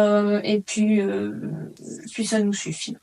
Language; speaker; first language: French; native; French